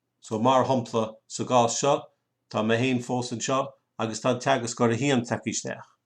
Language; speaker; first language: Irish; native; Irish